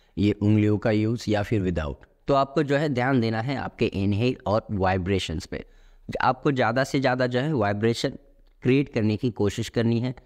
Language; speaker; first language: Hindi; non-native, local second language; Marathi